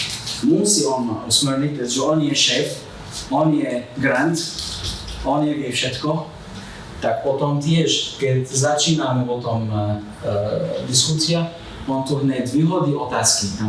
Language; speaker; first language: Slovak; non-native, fluent; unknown